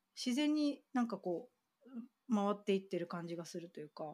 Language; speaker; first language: Japanese; early bilingual, other home language; English